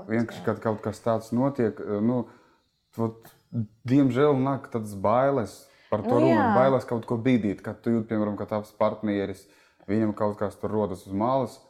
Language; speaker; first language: Latvian; non-native, local second language; Russian